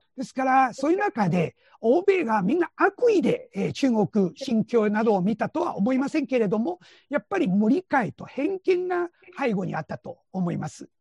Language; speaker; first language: Japanese; non-native, fluent; Chinese